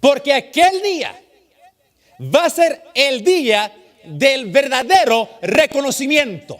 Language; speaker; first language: Spanish; early bilingual, heritage; English